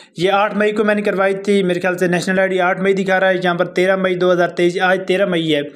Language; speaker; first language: Urdu; non-native, local second language; Punjabi